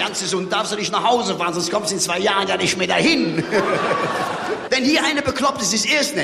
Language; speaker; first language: German; native; German